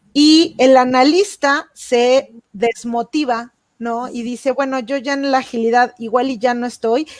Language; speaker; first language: Spanish; native; Spanish